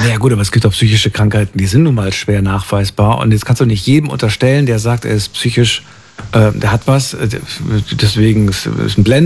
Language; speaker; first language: German; native; German